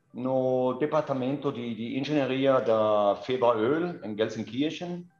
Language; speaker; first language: Portuguese; non-native, fluent; German